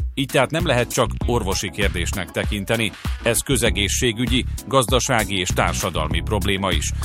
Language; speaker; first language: Hungarian; native; Hungarian